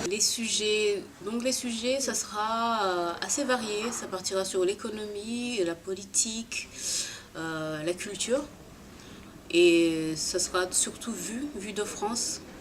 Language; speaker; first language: French; native; French